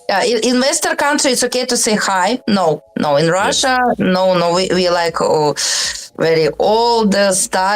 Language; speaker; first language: English; non-native, learner; Russian